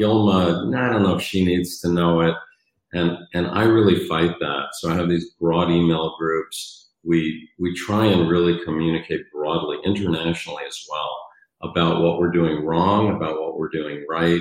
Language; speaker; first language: English; native; English